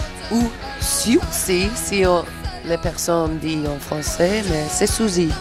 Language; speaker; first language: French; non-native, fluent; English